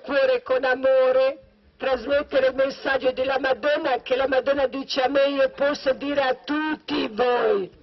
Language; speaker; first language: Italian; non-native, learner; Croatian